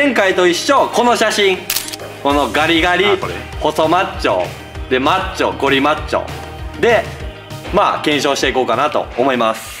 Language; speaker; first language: Japanese; native; Japanese